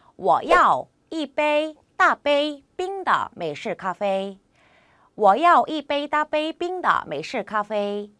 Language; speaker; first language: Chinese; non-native, fluent; Korean